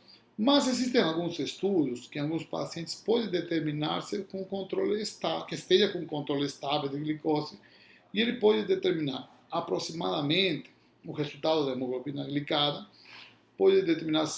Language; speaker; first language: Portuguese; non-native, fluent; Spanish